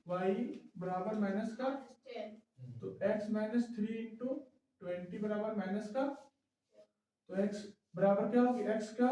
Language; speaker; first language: Hindi; native; Hindi